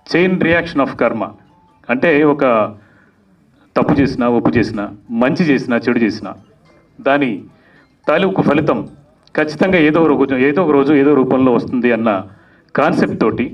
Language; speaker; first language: Telugu; native; Telugu